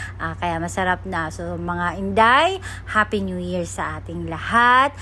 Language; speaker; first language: Filipino; non-native, local second language; Cebuano